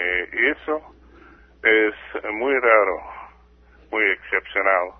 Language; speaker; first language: Spanish; non-native, fluent; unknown